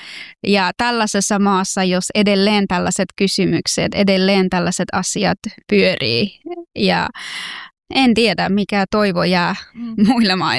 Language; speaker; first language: Finnish; non-native, fluent; Persian